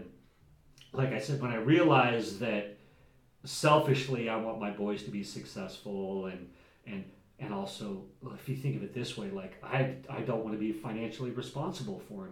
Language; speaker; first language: English; native; English